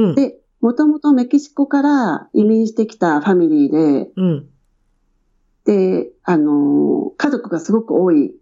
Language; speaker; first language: Japanese; native; Japanese